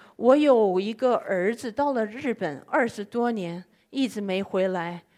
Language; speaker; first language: Chinese; non-native, fluent; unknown